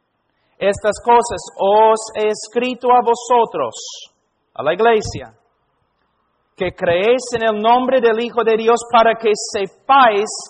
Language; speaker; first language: Spanish; non-native, fluent; English